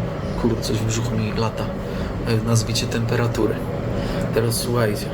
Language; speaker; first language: Polish; native; Polish